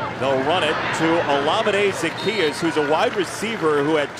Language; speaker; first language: English; native; English